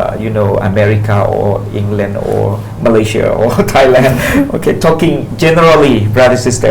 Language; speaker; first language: English; non-native, fluent; Pattani Malay